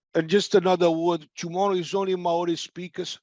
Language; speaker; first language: English; non-native, fluent; Portuguese